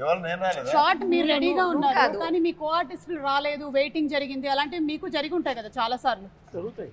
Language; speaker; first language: Telugu; native; Telugu